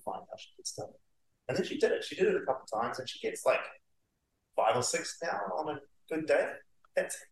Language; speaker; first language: English; native; English